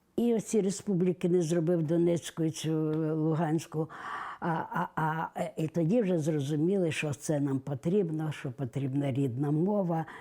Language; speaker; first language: Ukrainian; non-native, local second language; Russian